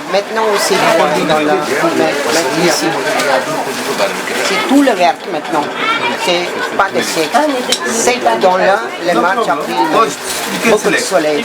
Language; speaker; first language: French; non-native, learner; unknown